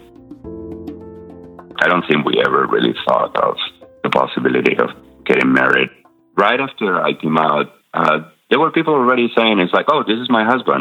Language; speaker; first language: English; non-native, fluent; Spanish